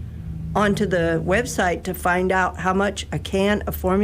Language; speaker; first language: English; native; English